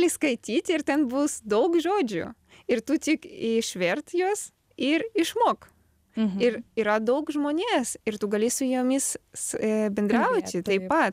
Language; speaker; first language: Lithuanian; non-native, learner; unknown